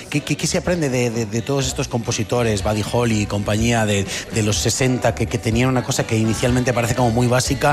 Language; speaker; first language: Spanish; native; Spanish